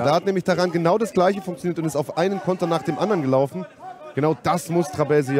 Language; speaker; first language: German; native; German